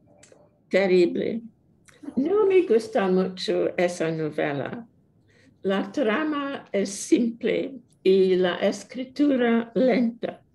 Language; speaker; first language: Spanish; non-native, fluent; English